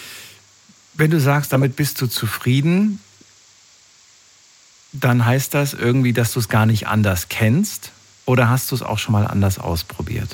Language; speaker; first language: German; native; German